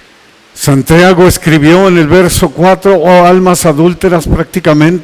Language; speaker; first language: Spanish; native; Spanish